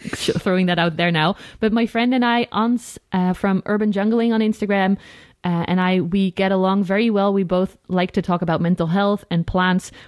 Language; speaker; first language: English; non-native, fluent; Dutch